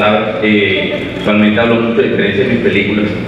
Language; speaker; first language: Spanish; native; Spanish